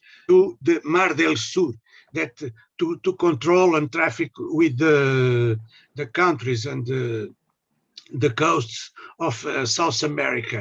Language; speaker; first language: English; non-native, learner; Portuguese